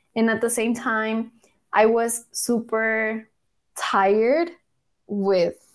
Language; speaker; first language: English; early bilingual, other home language; Spanish